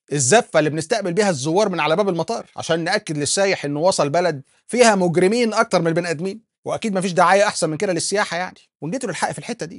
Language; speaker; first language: Arabic; native; Arabic